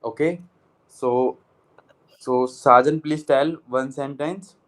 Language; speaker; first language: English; non-native, local second language; Hindi